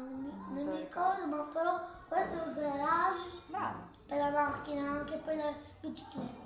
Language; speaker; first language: Italian; early bilingual, other home language; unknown